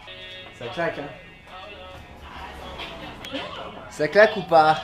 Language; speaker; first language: French; native; French